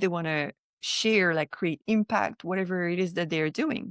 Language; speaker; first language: English; non-native, fluent; French